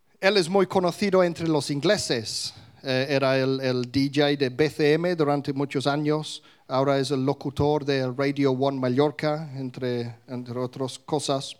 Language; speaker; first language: Spanish; non-native, fluent; English